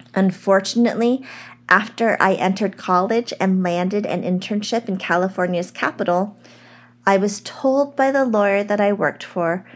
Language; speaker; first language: English; native; English